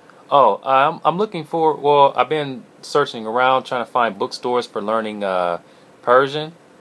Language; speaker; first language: English; native; English